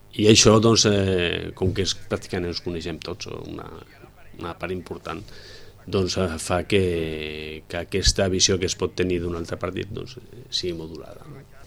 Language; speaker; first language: Catalan; non-native, local second language; Spanish